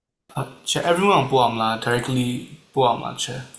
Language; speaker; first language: Burmese; native; Burmese